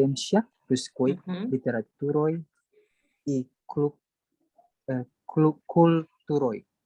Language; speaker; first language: Russian; non-native, learner; Indonesian